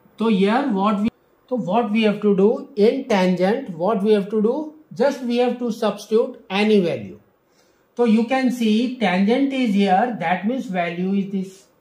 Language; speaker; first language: English; non-native, local second language; Hindi